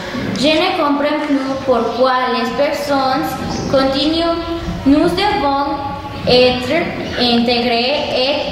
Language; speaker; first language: French; non-native, learner; Spanish